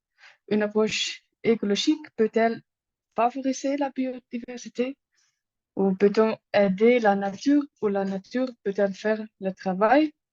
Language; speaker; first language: French; non-native, learner; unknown